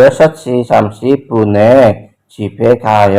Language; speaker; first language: Korean; non-native, fluent; Indonesian